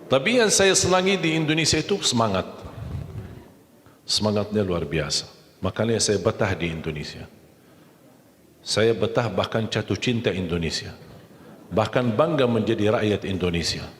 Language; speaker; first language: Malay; non-native, fluent; Arabic